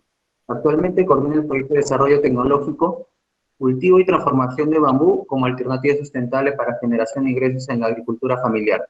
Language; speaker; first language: Spanish; native; Spanish